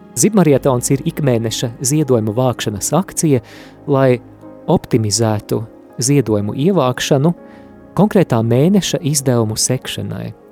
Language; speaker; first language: Latvian; native; Latvian